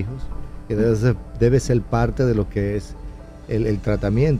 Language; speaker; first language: Spanish; native; Spanish